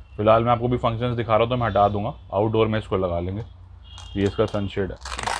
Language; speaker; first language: Hindi; native; Hindi